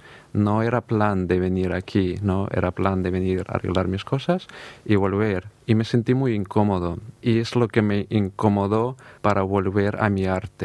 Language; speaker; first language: Spanish; non-native, fluent; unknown